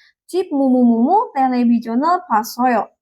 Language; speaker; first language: Korean; non-native, learner; Indonesian